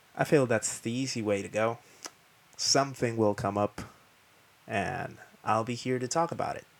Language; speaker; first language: English; non-native, fluent; Spanish